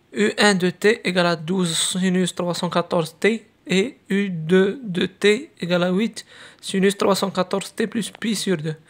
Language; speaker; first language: French; non-native, local second language; Arabic